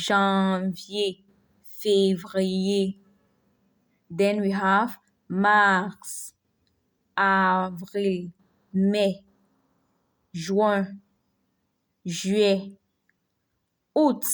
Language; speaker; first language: French; non-native, fluent; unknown